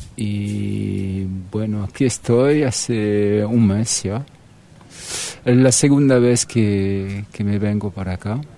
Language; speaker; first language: Spanish; non-native, fluent; French